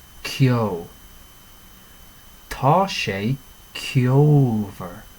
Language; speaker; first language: Irish; non-native, local second language; English